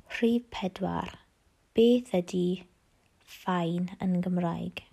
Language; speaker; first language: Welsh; non-native, learner; English